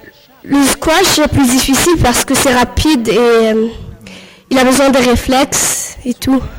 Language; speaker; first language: French; non-native, fluent; Arabic